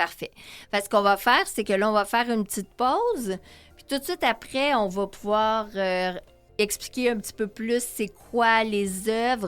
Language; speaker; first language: French; native; French